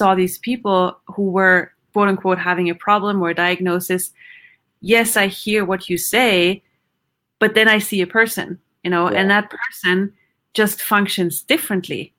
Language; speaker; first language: English; non-native, fluent; German